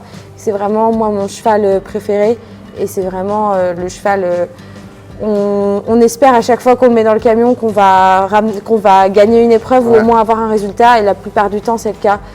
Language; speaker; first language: French; native; French